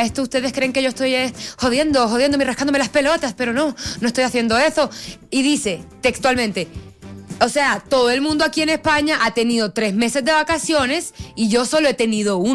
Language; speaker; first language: Spanish; native; Spanish